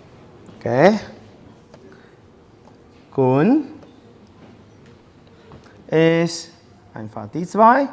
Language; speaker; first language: German; non-native, fluent; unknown